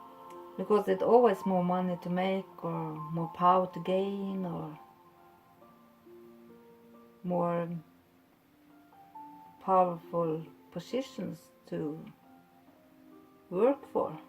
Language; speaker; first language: English; non-native, fluent; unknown